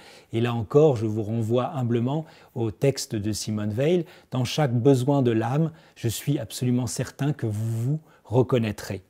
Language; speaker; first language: French; native; French